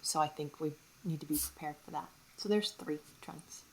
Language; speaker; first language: English; native; English